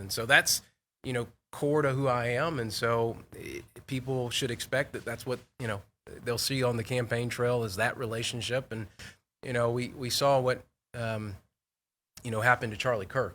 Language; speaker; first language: English; native; English